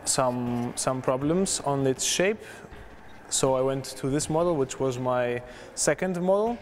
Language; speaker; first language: English; non-native, fluent; Greek